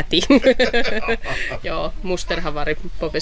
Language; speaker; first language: Swedish; non-native, local second language; Finnish